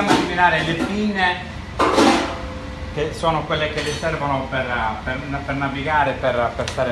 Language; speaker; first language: Italian; native; Italian